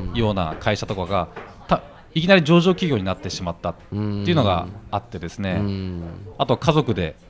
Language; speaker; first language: Japanese; native; Japanese